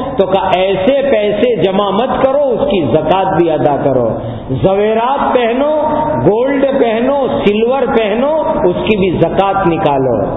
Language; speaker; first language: Urdu; non-native, local second language; Gujarati